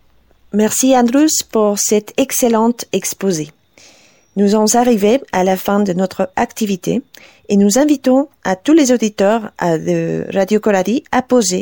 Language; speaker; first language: French; non-native, fluent; Spanish